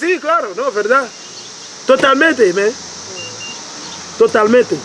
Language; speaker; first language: Spanish; non-native, learner; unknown